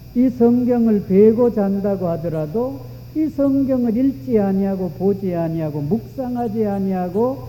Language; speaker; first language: Korean; native; Korean